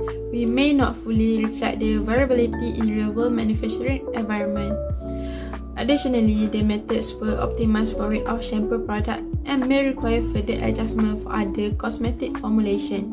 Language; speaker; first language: English; non-native, local second language; Malay